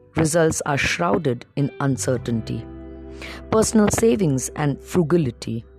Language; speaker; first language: English; non-native, local second language; Marathi